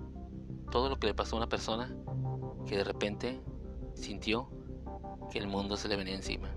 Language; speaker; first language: Spanish; native; Spanish